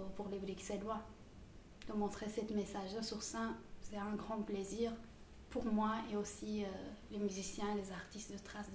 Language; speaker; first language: French; early bilingual, other home language; Turkish